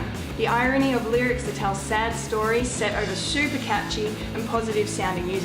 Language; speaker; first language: English; native; English